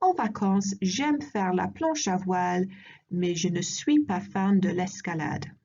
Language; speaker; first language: French; non-native, learner; English